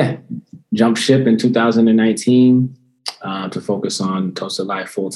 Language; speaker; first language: English; native; English